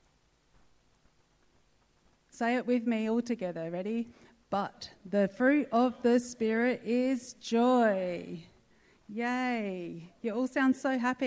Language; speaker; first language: English; native; English